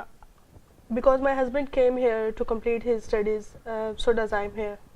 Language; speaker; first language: English; non-native, local second language; Urdu